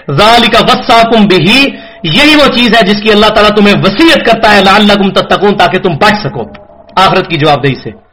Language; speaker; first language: Urdu; non-native, local second language; Punjabi